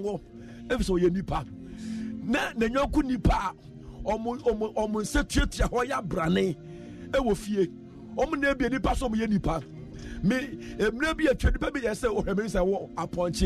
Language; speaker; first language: English; non-native, local second language; Akan